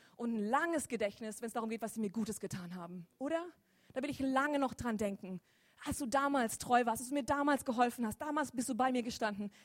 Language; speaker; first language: German; native; German